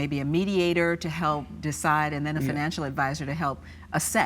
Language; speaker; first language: English; native; English